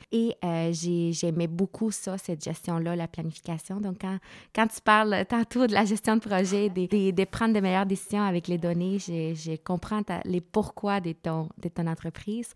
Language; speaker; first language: French; non-native, fluent; Spanish